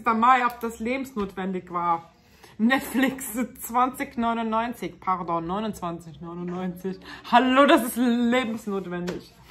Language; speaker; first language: German; early bilingual, other home language; Turkish